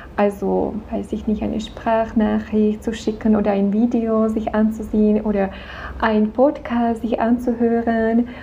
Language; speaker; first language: German; non-native, fluent; Czech